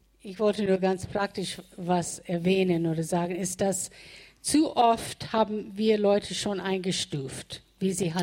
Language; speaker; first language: German; non-native, fluent; English